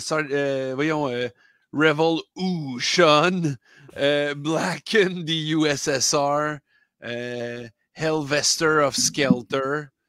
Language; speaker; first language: French; native; French